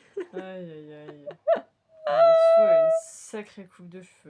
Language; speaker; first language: French; native; French